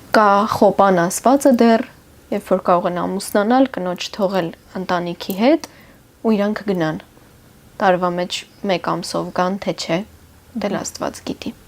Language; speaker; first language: Armenian; native; Armenian